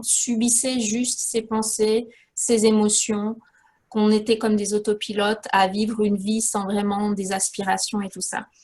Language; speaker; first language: French; native; French